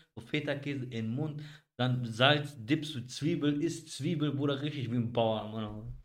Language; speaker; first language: German; early bilingual, other home language; Bosnian